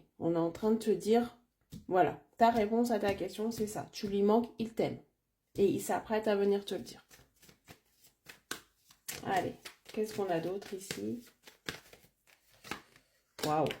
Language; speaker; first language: French; native; French